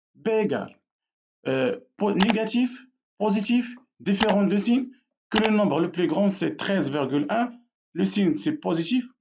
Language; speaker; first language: French; non-native, local second language; Arabic